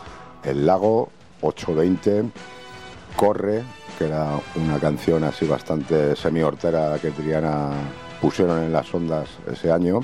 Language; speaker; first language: Spanish; native; Spanish